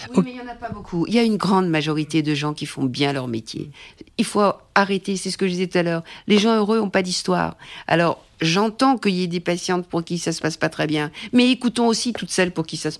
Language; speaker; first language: French; native; French